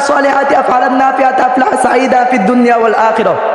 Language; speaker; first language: Arabic; non-native, learner; Bangla